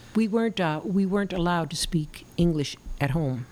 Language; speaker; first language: English; early bilingual, other home language; Spanish